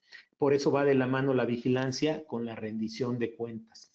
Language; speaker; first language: Spanish; native; Spanish